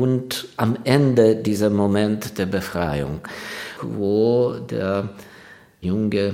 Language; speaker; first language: German; non-native, fluent; Ukrainian